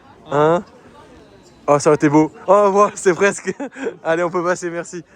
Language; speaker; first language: French; native; French